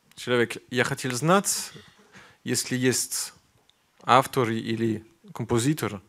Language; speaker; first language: Russian; non-native, learner; French